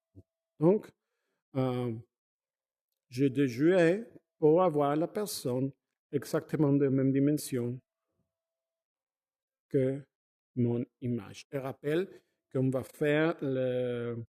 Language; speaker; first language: French; non-native, fluent; Spanish